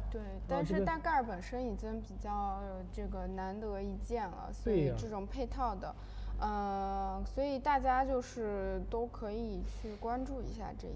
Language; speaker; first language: Chinese; native; Chinese